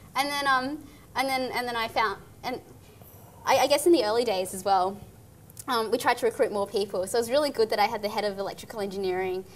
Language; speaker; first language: English; native; English